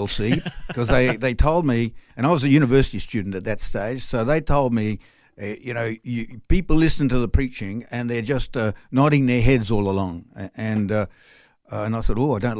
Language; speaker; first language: English; non-native, local second language; French